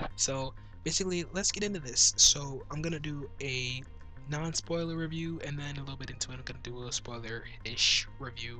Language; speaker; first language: English; native; English